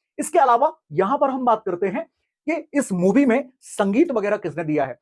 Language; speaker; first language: Hindi; native; Hindi